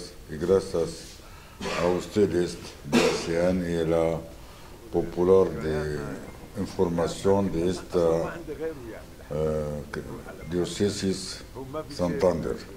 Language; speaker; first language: Spanish; non-native, fluent; Arabic